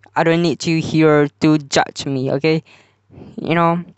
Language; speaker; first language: English; non-native, local second language; Malay